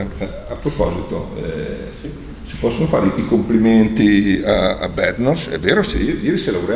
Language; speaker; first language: Italian; native; Italian